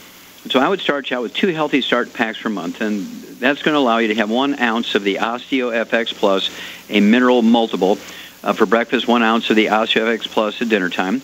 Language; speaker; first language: English; native; English